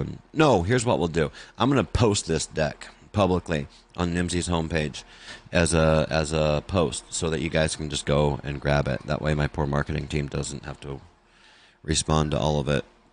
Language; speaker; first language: English; native; English